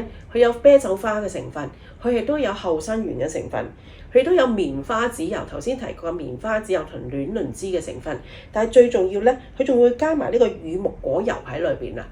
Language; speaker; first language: Cantonese; native; Cantonese